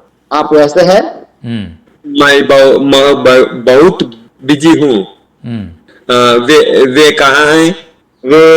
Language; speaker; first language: Hindi; non-native, learner; Telugu